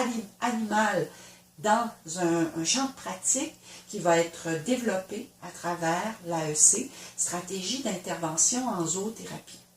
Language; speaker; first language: French; native; French